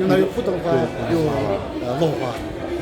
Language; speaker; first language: Chinese; early bilingual, heritage; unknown